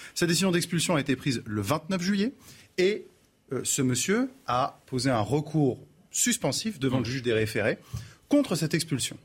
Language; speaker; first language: French; native; French